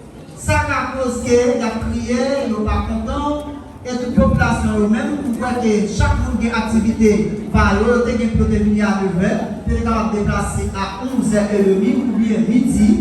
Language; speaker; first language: French; non-native, local second language; Haitian Creole